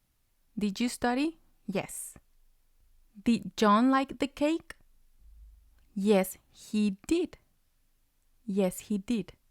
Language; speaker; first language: English; non-native, fluent; Spanish